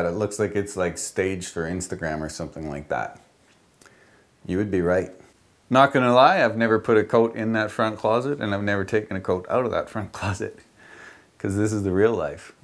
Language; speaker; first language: English; native; English